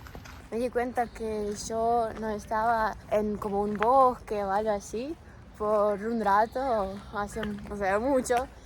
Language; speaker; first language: Spanish; non-native, fluent; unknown